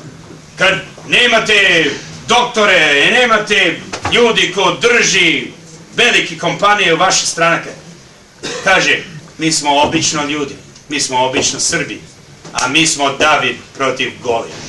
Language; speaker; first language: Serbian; early bilingual, heritage; Serbian